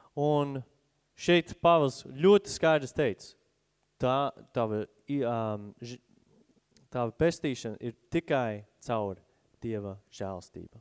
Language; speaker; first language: Latvian; non-native, fluent; English